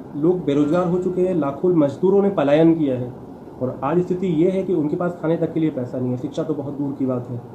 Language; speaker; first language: Hindi; non-native, local second language; Marathi